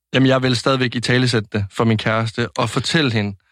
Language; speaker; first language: Danish; non-native, fluent; Spanish